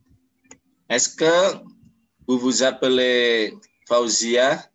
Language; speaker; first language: French; non-native, fluent; Indonesian